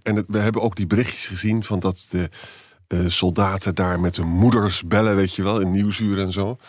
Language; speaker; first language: Dutch; native; Dutch